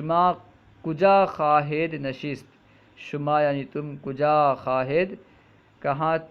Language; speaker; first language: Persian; non-native, fluent; Urdu